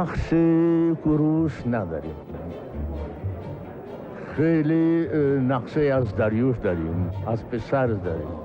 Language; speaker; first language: Persian; non-native, learner; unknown